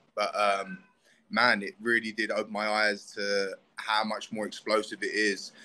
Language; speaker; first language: English; native; English